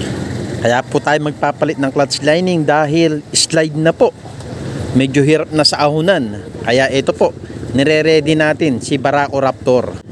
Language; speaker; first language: Filipino; native; Filipino